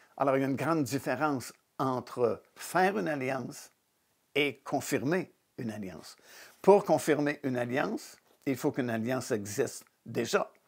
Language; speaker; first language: French; native; French